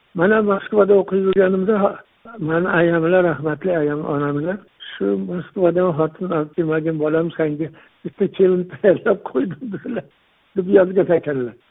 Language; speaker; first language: Uzbek; non-native, local second language; Tajik